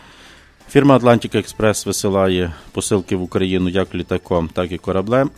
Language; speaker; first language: Ukrainian; native; Ukrainian